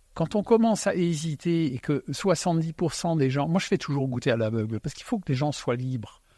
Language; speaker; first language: French; non-native, local second language; Swiss German